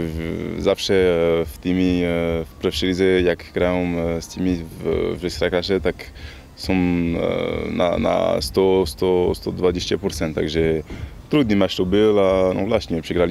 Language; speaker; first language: Polish; non-native, learner; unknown